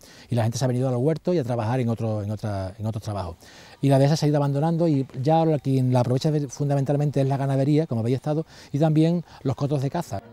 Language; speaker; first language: Spanish; native; Spanish